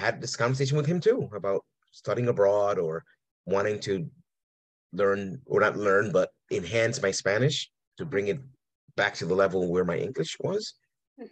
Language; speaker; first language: English; early bilingual, other home language; Spanish